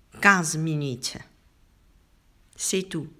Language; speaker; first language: French; non-native, learner; Chinese